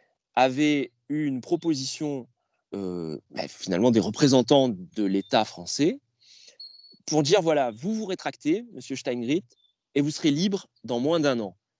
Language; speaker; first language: French; native; French